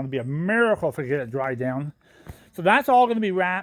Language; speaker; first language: English; native; English